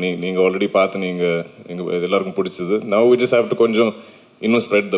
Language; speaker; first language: Tamil; non-native, local second language; Malayalam